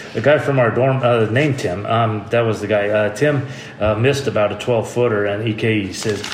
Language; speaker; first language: English; native; English